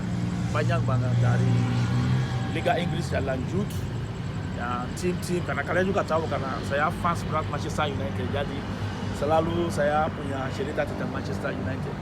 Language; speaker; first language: Indonesian; non-native, fluent; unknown